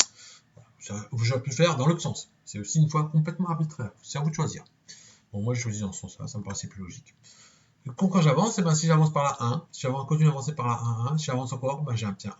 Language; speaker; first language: French; native; French